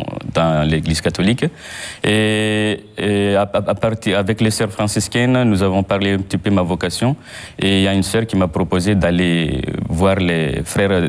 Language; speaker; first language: French; non-native, local second language; Malagasy